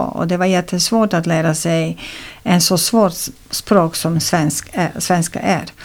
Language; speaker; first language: Swedish; non-native, fluent; Serbian